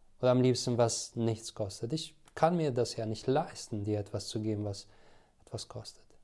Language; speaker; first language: German; non-native, fluent; Albanian